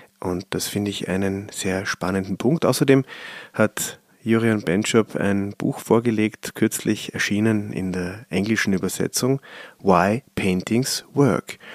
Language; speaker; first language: German; native; German